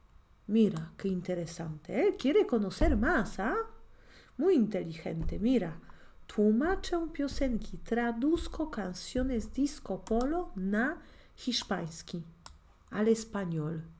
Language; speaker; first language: Spanish; non-native, fluent; Polish